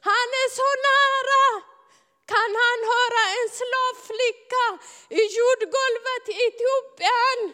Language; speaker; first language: Swedish; non-native, fluent; Amharic